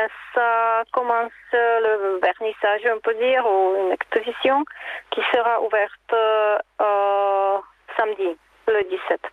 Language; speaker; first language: French; non-native, fluent; Czech